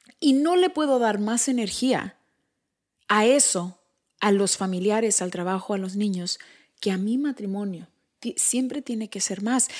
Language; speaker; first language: Spanish; early bilingual, heritage; Spanish